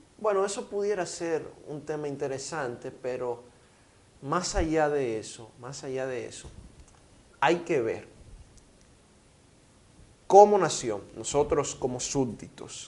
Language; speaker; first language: Spanish; native; Spanish